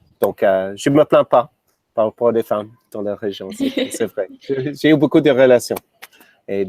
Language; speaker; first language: French; non-native, fluent; English